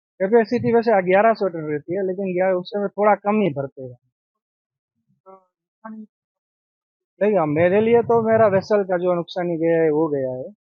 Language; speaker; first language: Hindi; non-native, local second language; Gujarati